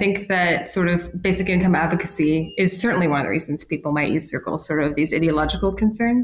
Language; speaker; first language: English; native; English